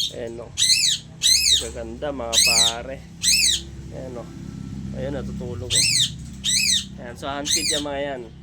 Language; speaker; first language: Filipino; native; Filipino